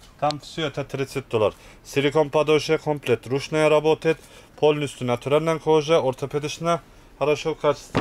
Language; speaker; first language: Russian; non-native, learner; Turkish